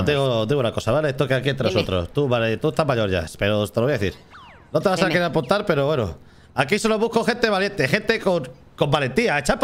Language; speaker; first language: Spanish; native; Spanish